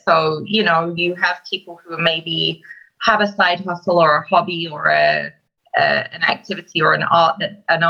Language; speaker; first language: English; native; English